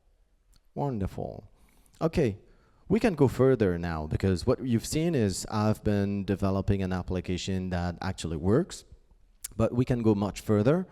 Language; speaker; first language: English; non-native, fluent; French